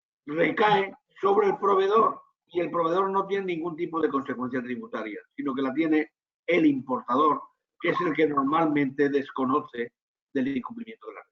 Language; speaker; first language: Spanish; native; Spanish